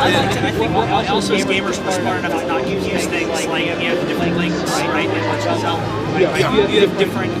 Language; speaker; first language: English; native; English